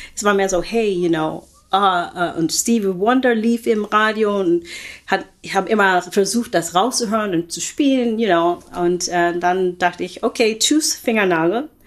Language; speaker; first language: German; non-native, fluent; English